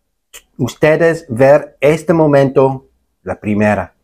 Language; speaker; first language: Spanish; non-native, learner; English